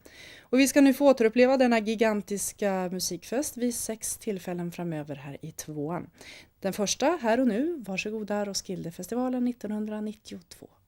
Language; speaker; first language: Swedish; native; Swedish